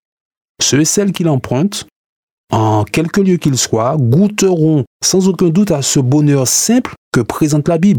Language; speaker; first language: French; native; French